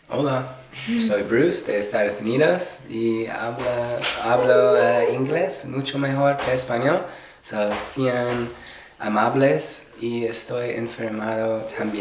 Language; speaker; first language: Spanish; non-native, learner; English